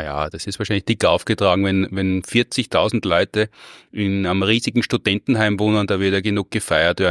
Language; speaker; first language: German; native; German